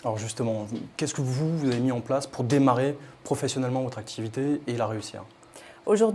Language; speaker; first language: French; native; French